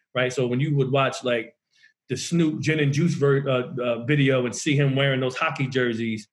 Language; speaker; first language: English; native; English